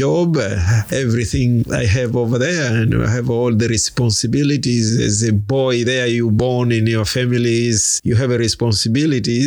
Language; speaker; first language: English; non-native, local second language; Swahili